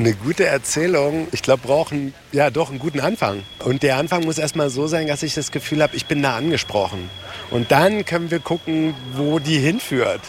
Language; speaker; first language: German; native; German